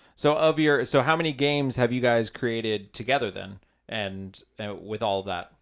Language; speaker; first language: English; native; English